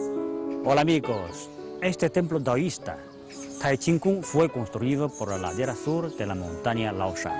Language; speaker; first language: Spanish; non-native, fluent; Chinese